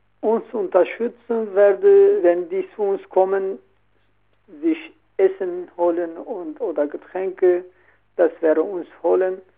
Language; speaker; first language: German; non-native, learner; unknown